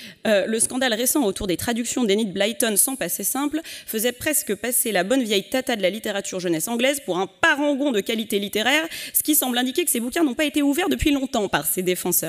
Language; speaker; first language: French; native; French